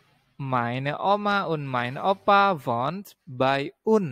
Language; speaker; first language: German; non-native, learner; Indonesian